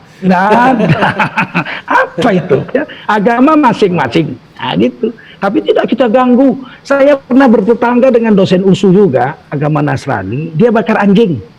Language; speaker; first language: Indonesian; native; Indonesian